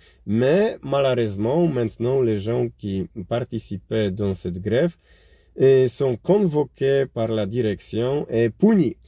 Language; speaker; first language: French; non-native, learner; Polish